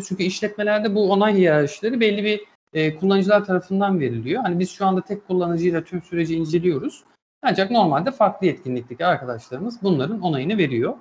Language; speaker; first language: Turkish; native; Turkish